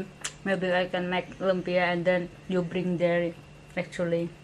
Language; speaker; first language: English; non-native, learner; Indonesian